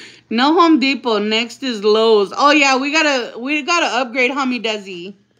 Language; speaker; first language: English; early bilingual, other home language; Spanish